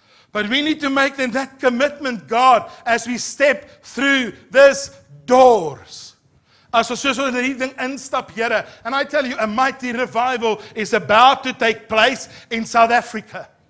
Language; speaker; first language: English; non-native, local second language; Afrikaans